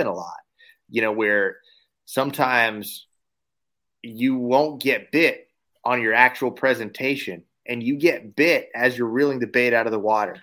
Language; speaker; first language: English; native; English